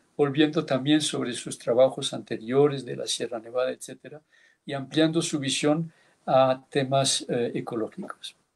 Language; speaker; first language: Spanish; early bilingual, heritage; Basque